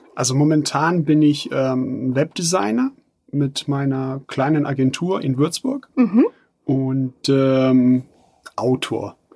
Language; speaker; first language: German; non-native, fluent; Bosnian